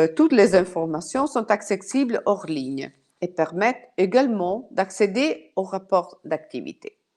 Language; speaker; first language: French; non-native, fluent; Italian